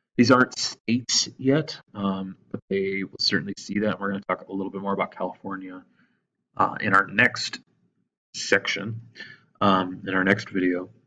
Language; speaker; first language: English; native; English